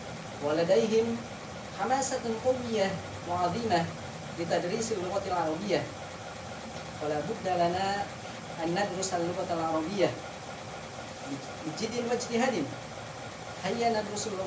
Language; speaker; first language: Arabic; non-native, learner; Indonesian